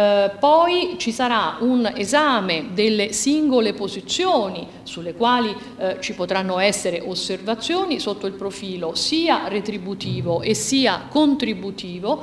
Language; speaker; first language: Italian; native; Italian